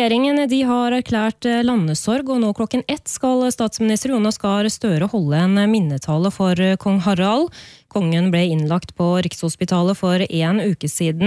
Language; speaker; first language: Norwegian; native; Norwegian